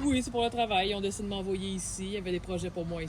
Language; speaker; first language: French; native; French